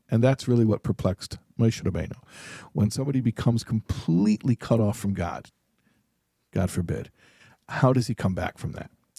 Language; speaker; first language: English; native; English